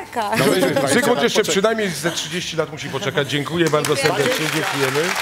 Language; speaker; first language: Polish; native; Polish